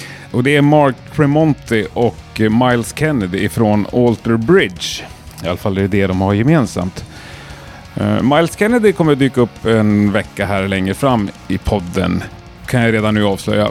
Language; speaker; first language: Swedish; native; Swedish